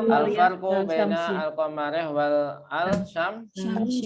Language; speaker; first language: Arabic; non-native, fluent; Indonesian